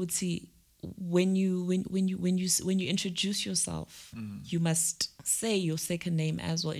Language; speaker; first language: English; non-native, local second language; Zulu